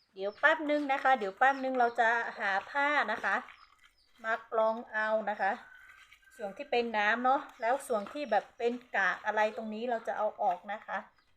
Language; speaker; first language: Thai; non-native, local second language; Hmong